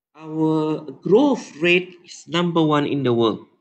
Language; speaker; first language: Malay; native; Malay